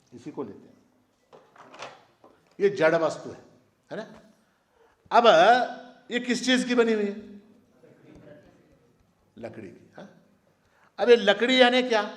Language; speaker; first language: Hindi; non-native, local second language; Marathi